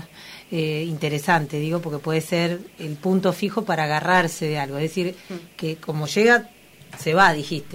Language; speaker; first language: Spanish; native; Spanish